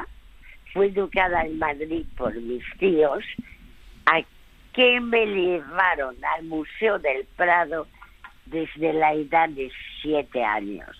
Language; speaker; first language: Spanish; early bilingual, other home language; French